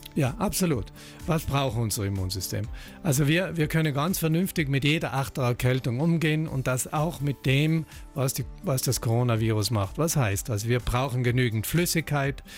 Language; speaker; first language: German; native; German